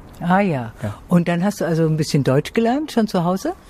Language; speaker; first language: German; native; German